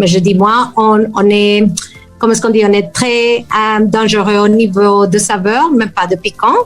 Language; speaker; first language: French; non-native, fluent; Spanish